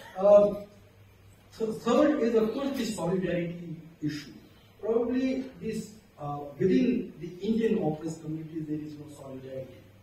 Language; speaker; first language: English; non-native, local second language; Marathi